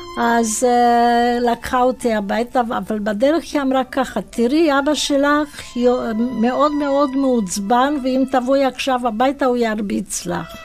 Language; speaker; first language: Hebrew; non-native, fluent; Romanian